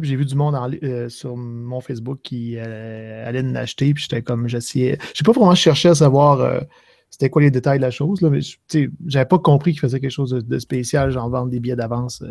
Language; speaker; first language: French; native; French